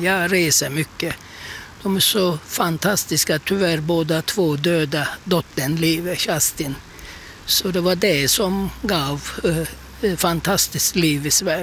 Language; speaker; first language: Swedish; non-native, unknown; Turkish